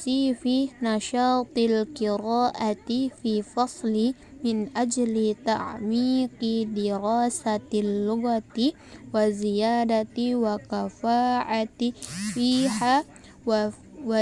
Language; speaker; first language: Arabic; non-native, learner; Indonesian